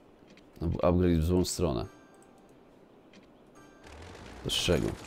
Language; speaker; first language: Polish; native; Polish